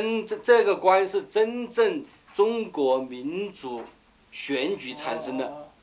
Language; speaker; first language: Chinese; native; Chinese